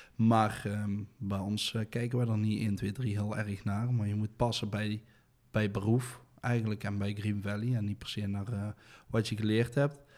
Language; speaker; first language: Dutch; native; Dutch